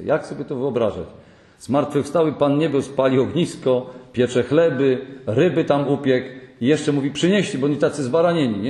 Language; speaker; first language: Polish; native; Polish